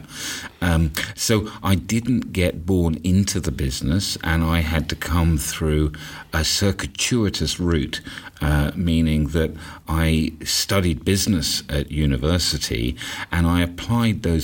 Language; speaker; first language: English; native; English